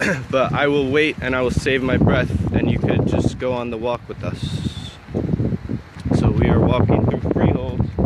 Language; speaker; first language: English; native; English